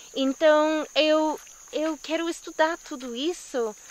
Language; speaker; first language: Portuguese; non-native, fluent; English